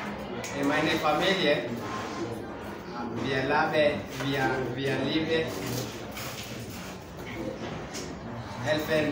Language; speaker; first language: German; non-native, learner; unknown